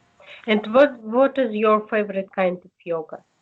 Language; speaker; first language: English; non-native, learner; Russian